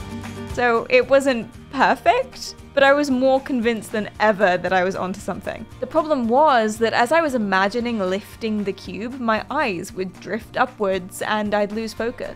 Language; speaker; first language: English; native; English